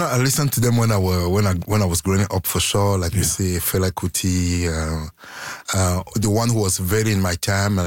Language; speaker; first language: English; non-native, local second language; French